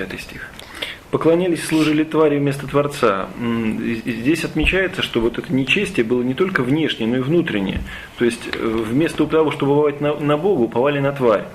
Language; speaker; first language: Russian; native; Russian